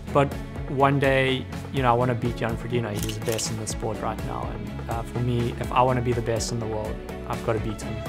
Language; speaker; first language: English; native; English